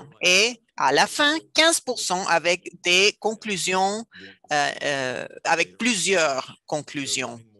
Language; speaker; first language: French; non-native, fluent; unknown